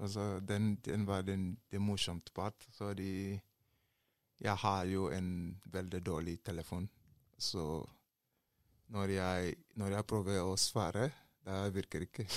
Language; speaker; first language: Norwegian; non-native, learner; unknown